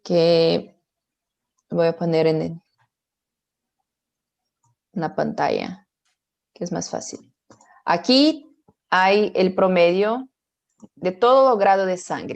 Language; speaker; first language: Spanish; non-native, fluent; Portuguese